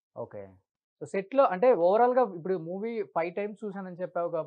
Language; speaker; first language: Telugu; native; Telugu